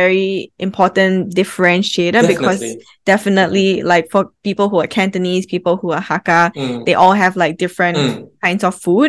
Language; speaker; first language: English; native; English